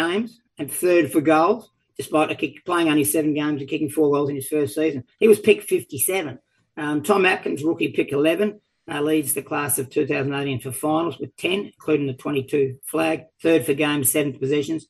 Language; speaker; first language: English; native; English